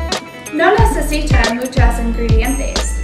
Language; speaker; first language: Spanish; non-native, learner; English